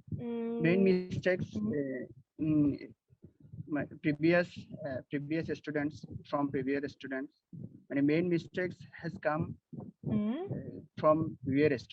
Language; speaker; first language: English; non-native, learner; Bangla